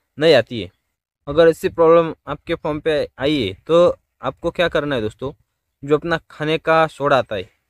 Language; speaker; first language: Hindi; non-native, local second language; Marathi